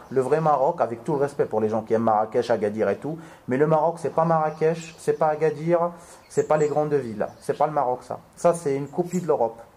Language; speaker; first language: French; non-native, local second language; Arabic